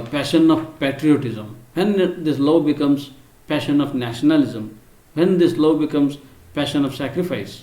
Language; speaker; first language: English; non-native, local second language; Kannada